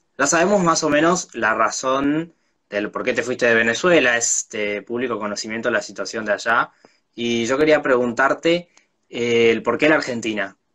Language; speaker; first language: Spanish; native; Spanish